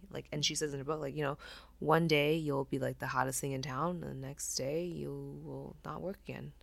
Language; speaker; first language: English; non-native, fluent; Chinese